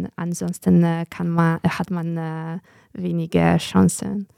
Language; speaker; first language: German; non-native, fluent; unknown